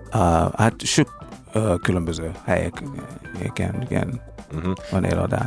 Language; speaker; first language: Hungarian; non-native, fluent; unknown